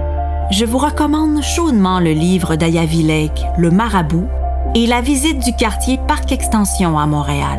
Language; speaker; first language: French; native; French